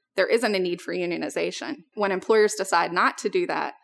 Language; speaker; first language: English; native; English